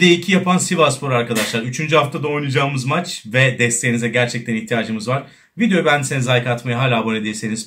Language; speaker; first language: Turkish; native; Turkish